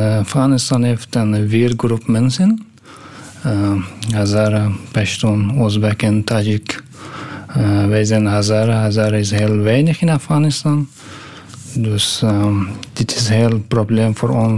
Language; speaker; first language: Dutch; non-native, learner; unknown